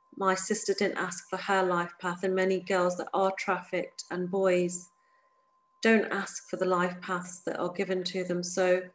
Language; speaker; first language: English; native; English